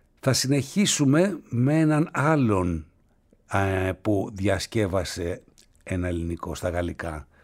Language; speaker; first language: Greek; native; Greek